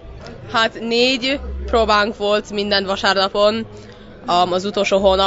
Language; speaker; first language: Hungarian; early bilingual, heritage; Hungarian